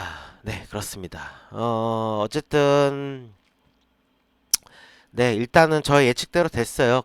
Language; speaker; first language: Korean; native; Korean